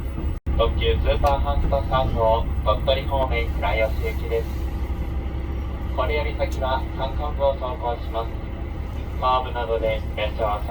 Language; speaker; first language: Japanese; native; Japanese